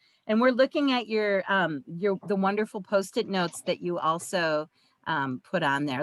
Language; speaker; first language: English; native; English